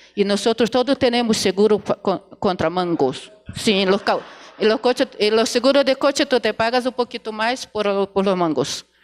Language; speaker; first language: Spanish; non-native, fluent; Portuguese